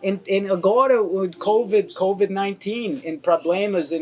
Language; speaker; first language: Portuguese; non-native, learner; English